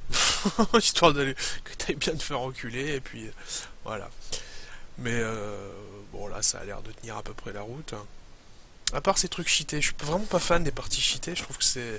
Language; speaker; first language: French; native; French